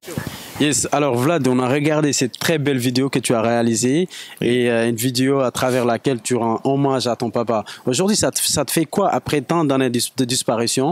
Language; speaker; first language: French; non-native, local second language; Wolof